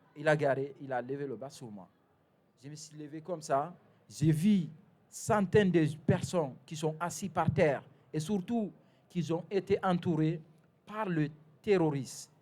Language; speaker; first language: French; non-native, fluent; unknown